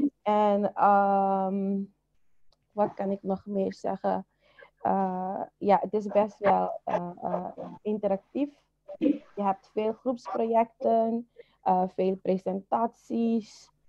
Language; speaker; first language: Dutch; non-native, local second language; Papiamento